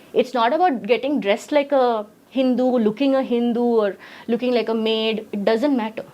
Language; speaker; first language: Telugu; early bilingual, heritage; Telugu